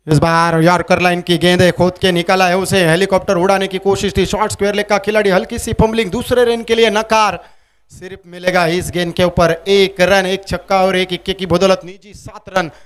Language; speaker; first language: Hindi; non-native, local second language; Marathi